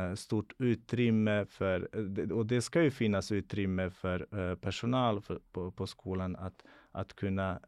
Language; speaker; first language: Swedish; non-native, fluent; Bosnian